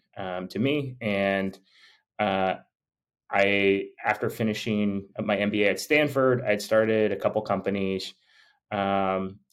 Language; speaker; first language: English; native; English